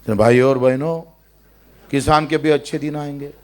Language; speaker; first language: Hindi; non-native, local second language; Marathi